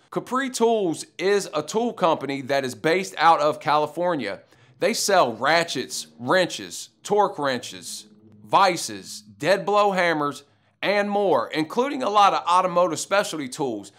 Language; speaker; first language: English; native; English